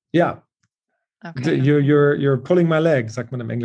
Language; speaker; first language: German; native; German